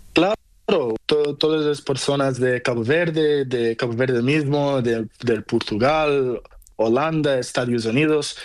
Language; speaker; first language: Spanish; non-native, learner; Portuguese